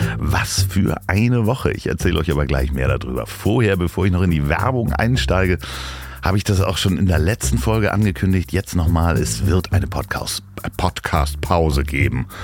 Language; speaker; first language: German; native; German